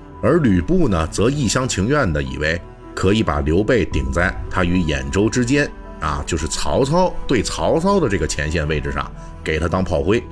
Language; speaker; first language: Chinese; native; Chinese